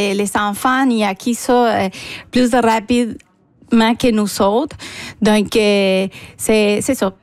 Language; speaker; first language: French; non-native, fluent; Spanish